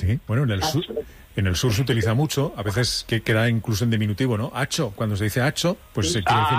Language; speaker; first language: Spanish; native; Spanish